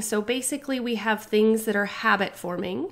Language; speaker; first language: English; native; English